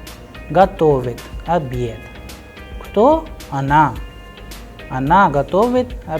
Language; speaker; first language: Russian; non-native, fluent; Hindi